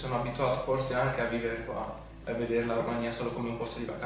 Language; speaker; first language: Italian; early bilingual, other home language; Romanian